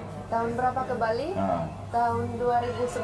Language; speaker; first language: Indonesian; non-native, fluent; Finnish